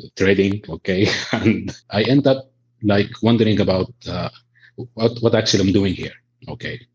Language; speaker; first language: English; non-native, fluent; Arabic